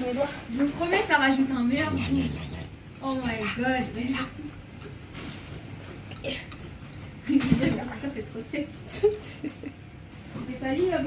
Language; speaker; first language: French; native; French